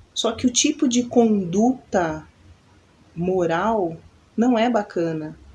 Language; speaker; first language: Portuguese; native; Portuguese